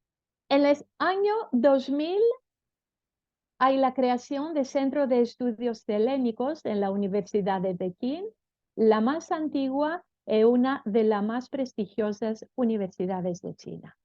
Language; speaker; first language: Spanish; non-native, fluent; Greek